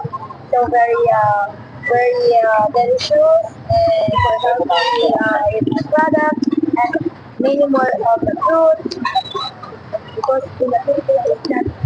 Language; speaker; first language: English; non-native, learner; Filipino